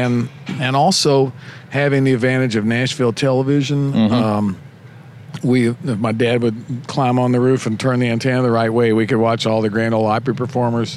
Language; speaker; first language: English; native; English